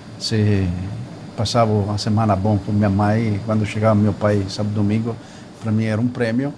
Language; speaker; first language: Portuguese; non-native, fluent; Italian